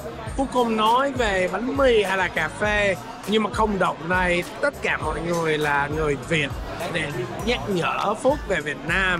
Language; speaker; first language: Vietnamese; non-native, fluent; English